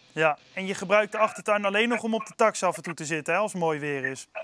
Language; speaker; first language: Dutch; native; Dutch